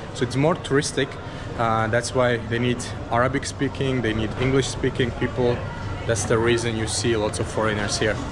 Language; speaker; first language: English; non-native, fluent; Azerbaijani